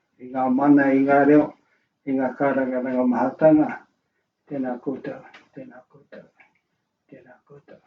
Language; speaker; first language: Māori; native; Māori